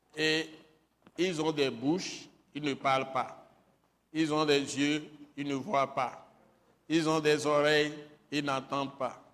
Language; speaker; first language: French; non-native, local second language; Ewe